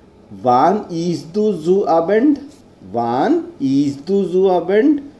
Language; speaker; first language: German; non-native, fluent; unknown